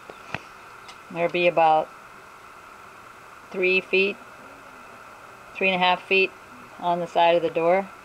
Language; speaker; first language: English; native; English